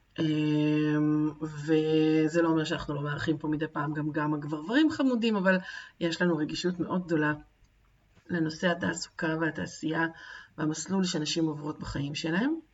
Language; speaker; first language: Hebrew; native; Hebrew